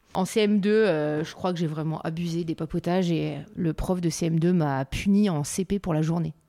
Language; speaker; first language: French; native; French